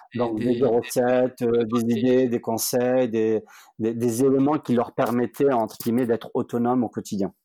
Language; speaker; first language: French; native; French